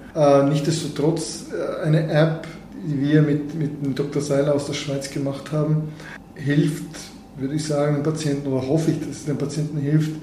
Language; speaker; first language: German; non-native, fluent; Bulgarian